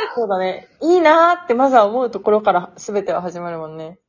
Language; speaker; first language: Japanese; non-native, fluent; Chinese